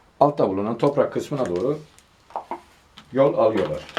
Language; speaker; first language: Turkish; native; Turkish